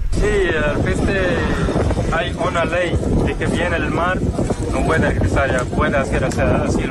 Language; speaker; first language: Spanish; non-native, learner; Arabic